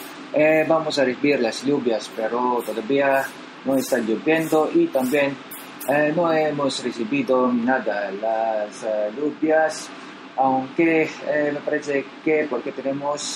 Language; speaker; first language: Spanish; non-native, learner; Filipino